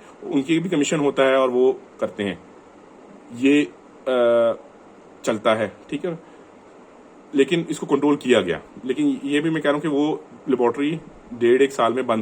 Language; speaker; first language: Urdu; non-native, local second language; Punjabi